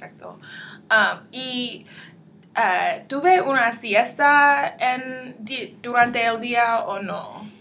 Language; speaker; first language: Spanish; non-native, learner; English